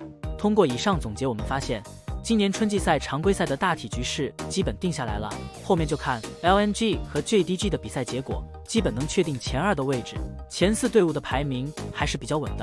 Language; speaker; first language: Chinese; native; Chinese